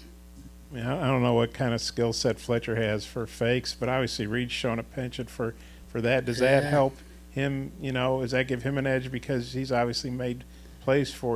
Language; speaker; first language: English; native; English